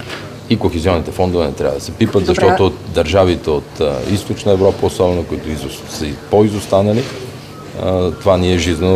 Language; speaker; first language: Bulgarian; native; Bulgarian